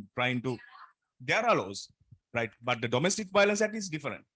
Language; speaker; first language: English; non-native, local second language; Sinhala